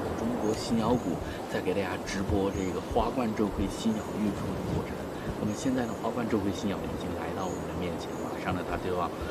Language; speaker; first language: Chinese; native; Chinese